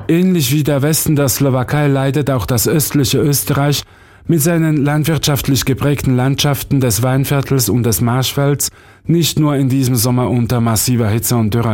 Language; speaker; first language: German; non-native, fluent; Slovak